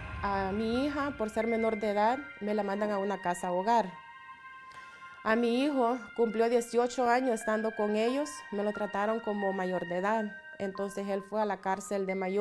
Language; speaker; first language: Spanish; native; Spanish